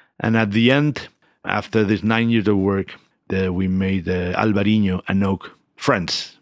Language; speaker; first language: English; non-native, fluent; Spanish